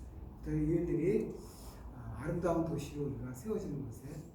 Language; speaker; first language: Korean; native; Korean